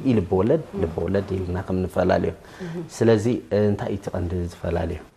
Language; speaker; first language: Tigrinya; native; Tigrinya